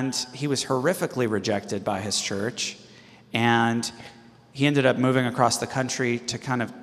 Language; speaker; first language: English; native; English